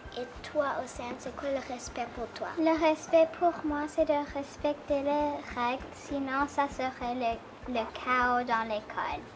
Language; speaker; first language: French; non-native, local second language; English